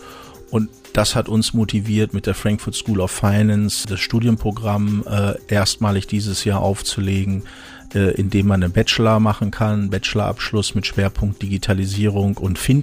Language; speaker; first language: German; native; German